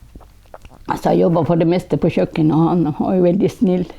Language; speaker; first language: Norwegian; non-native, local second language; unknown